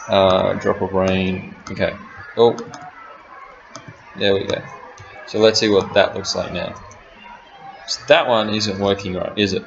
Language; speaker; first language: English; native; English